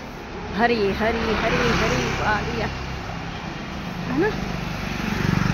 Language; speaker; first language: Hindi; non-native, local second language; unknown